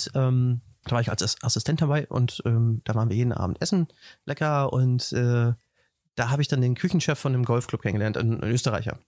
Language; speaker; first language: German; native; German